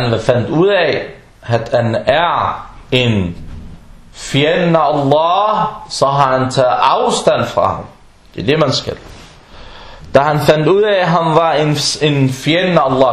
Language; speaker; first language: Danish; non-native, fluent; Arabic